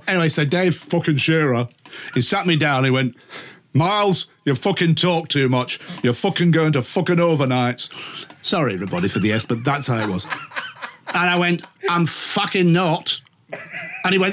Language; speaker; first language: English; native; English